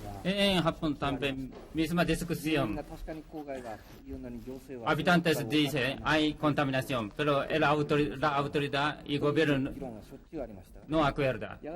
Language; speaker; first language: Spanish; non-native, learner; Japanese